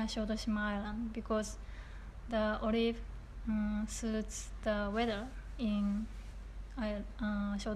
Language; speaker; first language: English; non-native, learner; Japanese